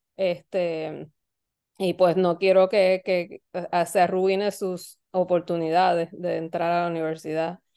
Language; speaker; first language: Spanish; native; Spanish